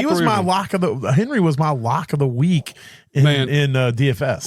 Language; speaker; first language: English; native; English